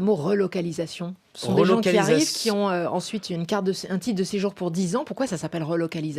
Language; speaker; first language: French; native; French